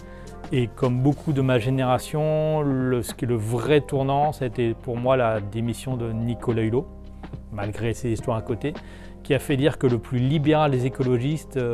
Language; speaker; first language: French; native; French